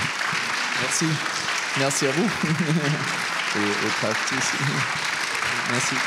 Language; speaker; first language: French; non-native, learner; German